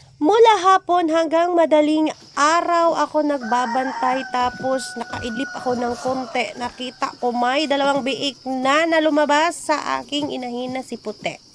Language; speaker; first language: Filipino; non-native, local second language; Cebuano